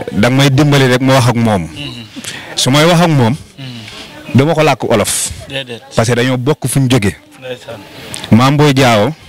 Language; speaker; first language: Wolof; non-native, local second language; Fula